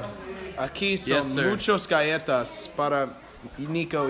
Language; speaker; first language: Spanish; non-native, learner; English